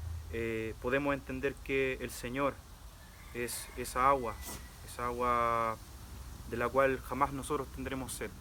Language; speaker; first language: Spanish; native; Spanish